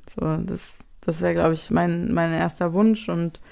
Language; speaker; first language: German; native; German